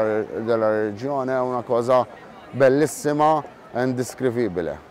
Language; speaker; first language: Italian; non-native, fluent; Maltese